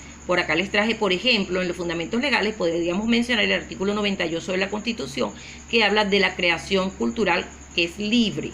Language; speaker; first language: Spanish; native; Spanish